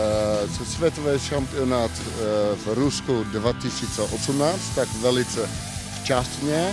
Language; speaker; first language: Czech; non-native, fluent; Dutch